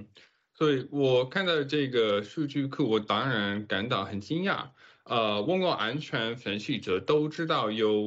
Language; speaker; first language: Chinese; non-native, fluent; English